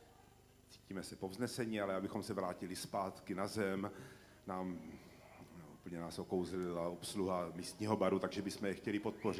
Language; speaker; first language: Czech; native; Czech